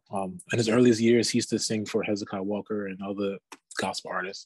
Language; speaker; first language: English; native; English